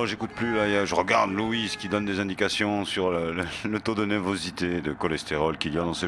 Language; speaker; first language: French; native; French